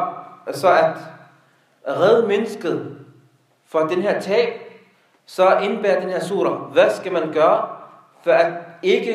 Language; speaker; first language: Danish; non-native, local second language; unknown